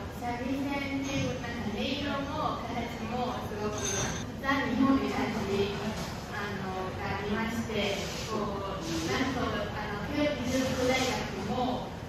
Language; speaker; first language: Japanese; non-native, fluent; Chinese